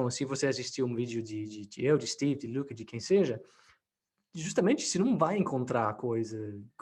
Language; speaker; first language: Portuguese; non-native, fluent; English